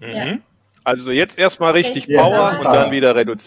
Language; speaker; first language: German; native; German